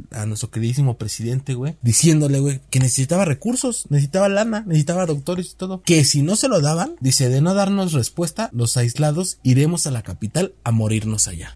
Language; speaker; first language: Spanish; native; Spanish